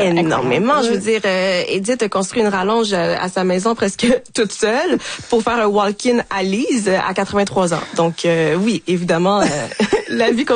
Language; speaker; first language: French; native; French